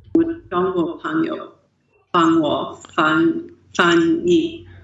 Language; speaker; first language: Chinese; non-native, learner; English